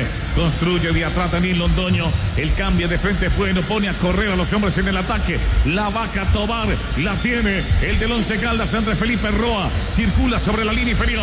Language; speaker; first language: Spanish; native; Spanish